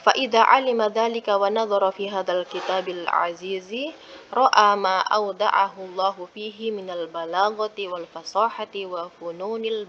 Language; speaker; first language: Arabic; non-native, fluent; Indonesian